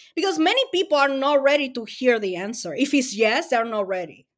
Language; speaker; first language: English; non-native, fluent; Spanish